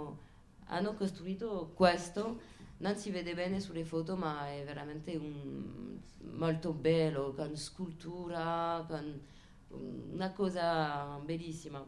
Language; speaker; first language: Italian; non-native, fluent; French